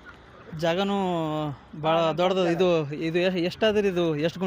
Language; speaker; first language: Kannada; native; Kannada